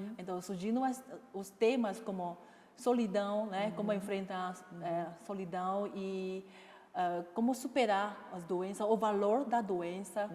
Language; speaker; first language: Portuguese; non-native, fluent; Chinese